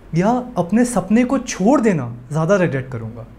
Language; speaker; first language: Hindi; native; Hindi